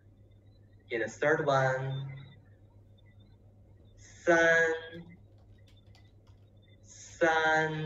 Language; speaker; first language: English; non-native, learner; Chinese